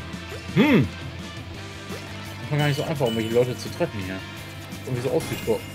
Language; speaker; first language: German; native; German